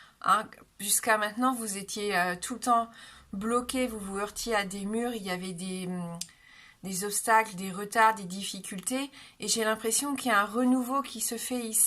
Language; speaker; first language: French; native; French